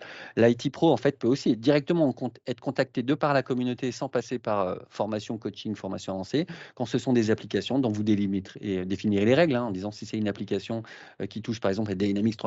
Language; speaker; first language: French; native; French